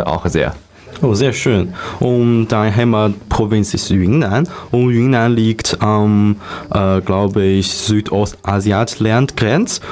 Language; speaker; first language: German; non-native, learner; Chinese